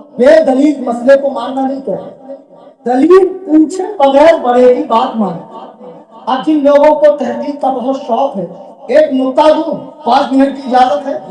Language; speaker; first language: Urdu; native; Urdu